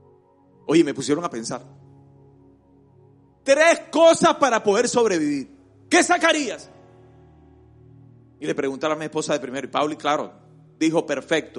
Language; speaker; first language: Spanish; native; Spanish